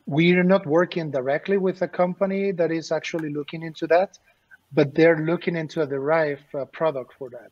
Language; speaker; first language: English; non-native, fluent; Spanish